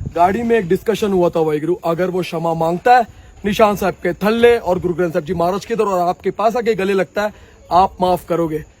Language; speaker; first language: Hindi; native; Hindi